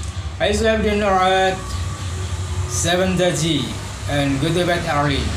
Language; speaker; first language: English; non-native, learner; Indonesian